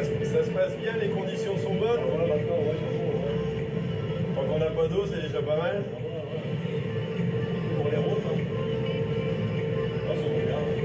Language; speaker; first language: French; native; French